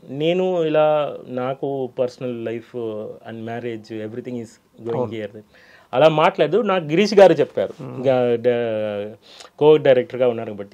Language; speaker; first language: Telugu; non-native, local second language; Tamil